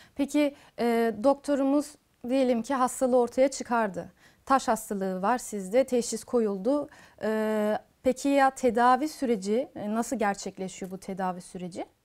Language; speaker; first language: Turkish; early bilingual, heritage; Turkish